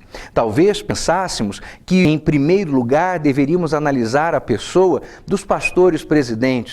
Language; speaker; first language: Portuguese; native; Portuguese